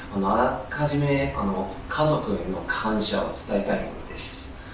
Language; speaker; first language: Japanese; non-native, fluent; Cantonese